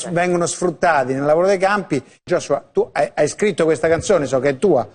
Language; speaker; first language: Italian; native; Italian